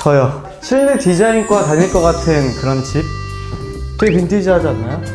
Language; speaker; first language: Korean; native; Korean